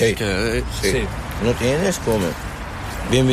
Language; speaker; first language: Spanish; non-native, learner; Arabic